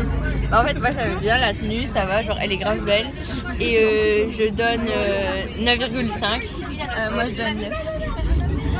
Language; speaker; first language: French; native; French